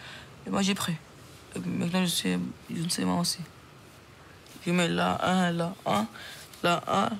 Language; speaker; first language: French; early bilingual, other home language; Romanian